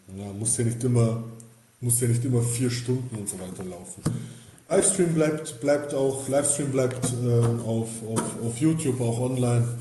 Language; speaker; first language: German; early bilingual, other home language; Bosnian